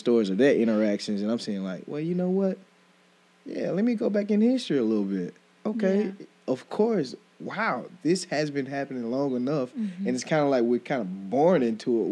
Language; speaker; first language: English; native; English